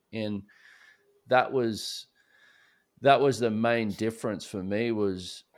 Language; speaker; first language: English; native; English